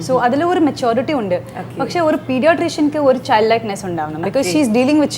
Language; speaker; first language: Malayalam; non-native, learner; Kannada